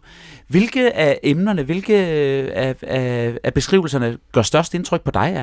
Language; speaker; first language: Danish; native; Danish